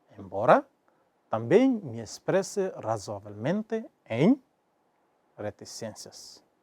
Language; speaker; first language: Portuguese; non-native, local second language; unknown